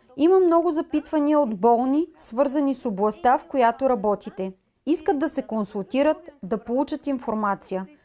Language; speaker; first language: Bulgarian; native; Bulgarian